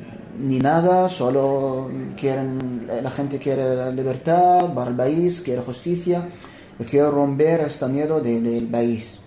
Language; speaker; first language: Spanish; non-native, fluent; Arabic